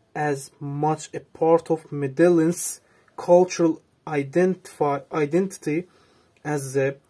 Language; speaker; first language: English; non-native, fluent; Azerbaijani